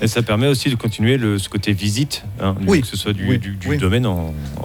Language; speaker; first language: French; native; French